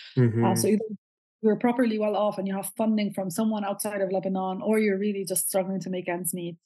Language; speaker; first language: English; non-native, fluent; Arabic